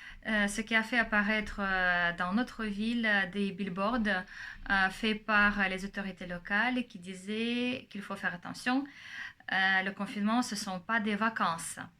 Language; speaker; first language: French; non-native, fluent; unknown